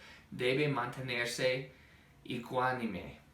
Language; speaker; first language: Spanish; non-native, fluent; English